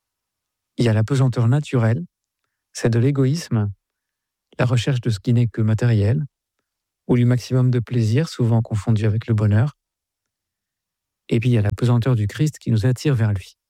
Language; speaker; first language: French; native; French